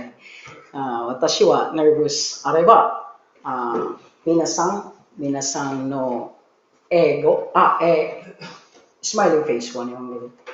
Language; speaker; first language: Japanese; non-native, learner; Filipino